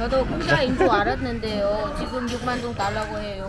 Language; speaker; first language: Korean; non-native, learner; Vietnamese